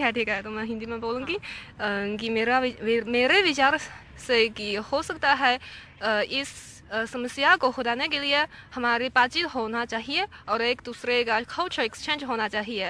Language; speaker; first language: Hindi; non-native, fluent; Chinese